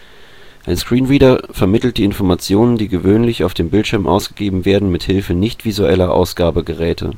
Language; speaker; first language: German; native; German